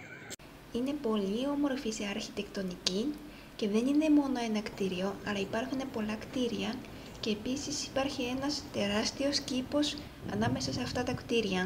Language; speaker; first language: Greek; non-native, fluent; Japanese